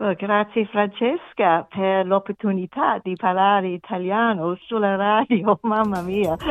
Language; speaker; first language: Italian; non-native, learner; German